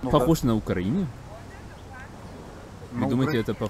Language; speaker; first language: Russian; non-native, fluent; German